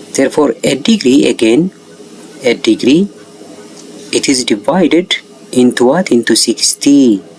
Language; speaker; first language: English; non-native, local second language; Amharic